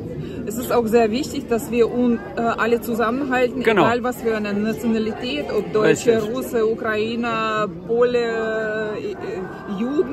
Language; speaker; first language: German; non-native, fluent; Russian